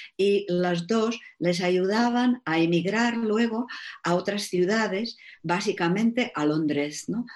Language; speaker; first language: Spanish; non-native, fluent; Czech